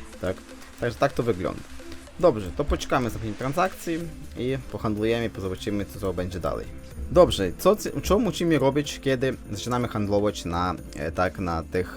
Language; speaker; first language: Polish; non-native, fluent; Ukrainian